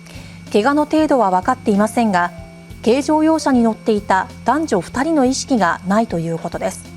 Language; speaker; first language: Japanese; native; Japanese